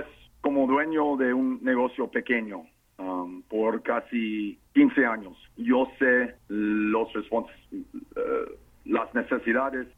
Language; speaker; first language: Spanish; non-native, fluent; English